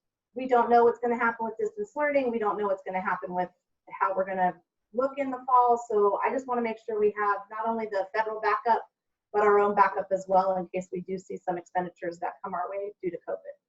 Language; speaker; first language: English; native; English